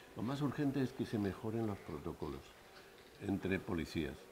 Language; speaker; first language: Spanish; native; Spanish